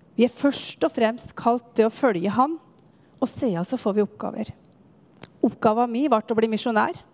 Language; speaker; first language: Norwegian; native; Norwegian